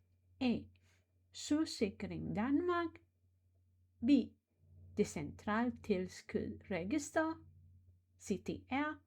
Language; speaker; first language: Danish; non-native, fluent; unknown